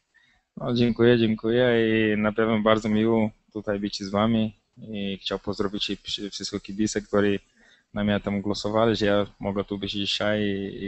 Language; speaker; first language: Polish; non-native, learner; Portuguese